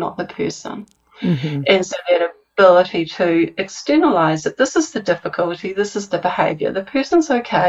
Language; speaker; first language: English; native; English